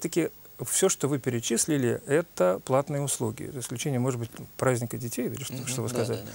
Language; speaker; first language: Russian; native; Russian